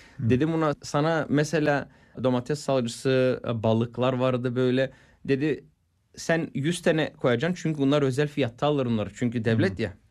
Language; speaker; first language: Turkish; non-native, fluent; Bulgarian